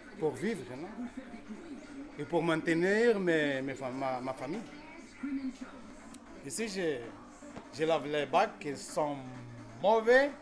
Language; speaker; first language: French; non-native, learner; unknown